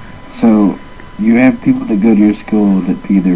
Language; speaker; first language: English; native; English